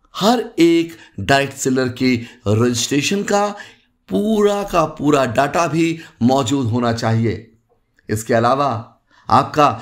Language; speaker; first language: Hindi; native; Hindi